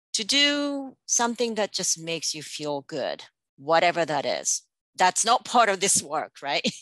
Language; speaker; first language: English; non-native, local second language; Japanese